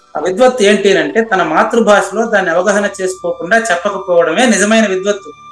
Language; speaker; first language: Telugu; native; Telugu